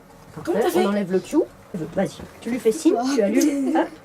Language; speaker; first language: French; native; French